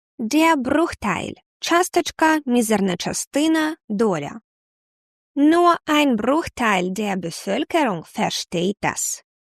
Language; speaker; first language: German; non-native, fluent; Ukrainian